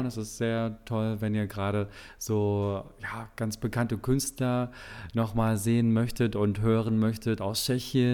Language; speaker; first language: German; native; German